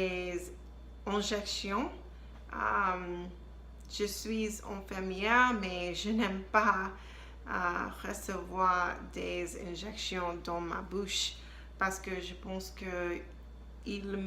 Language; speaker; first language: French; non-native, learner; English